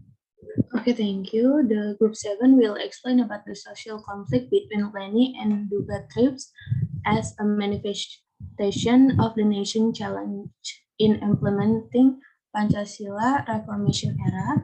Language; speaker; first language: English; non-native, learner; Indonesian